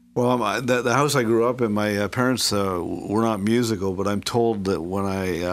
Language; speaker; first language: English; native; English